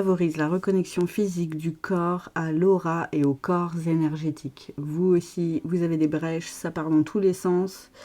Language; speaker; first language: French; native; French